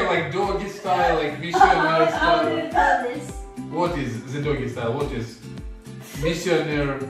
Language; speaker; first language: English; non-native, learner; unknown